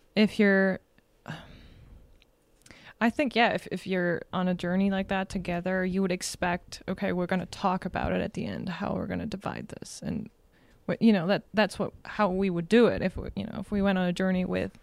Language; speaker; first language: English; non-native, fluent; German